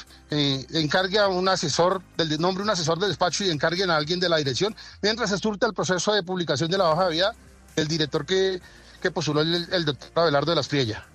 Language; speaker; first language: Spanish; native; Spanish